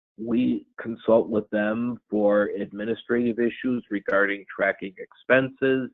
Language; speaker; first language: English; native; English